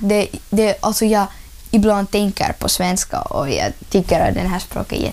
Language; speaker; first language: Swedish; non-native, learner; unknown